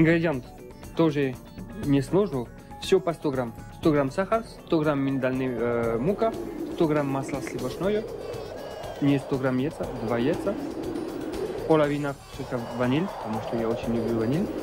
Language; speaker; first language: Russian; non-native, learner; French